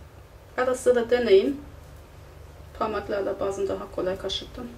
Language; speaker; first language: Turkish; non-native, fluent; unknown